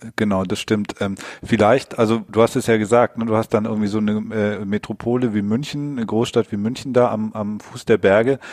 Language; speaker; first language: German; native; German